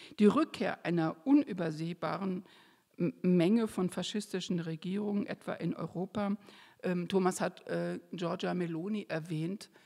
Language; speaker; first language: German; native; German